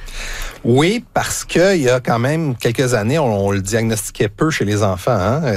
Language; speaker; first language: French; native; French